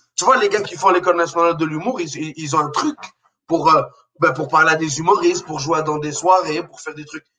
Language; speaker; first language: French; non-native, local second language; Arabic